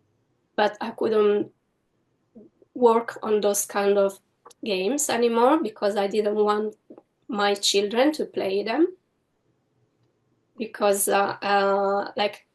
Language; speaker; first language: English; non-native, fluent; Italian